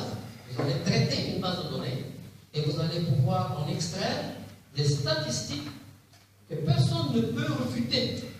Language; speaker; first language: French; non-native, local second language; Arabic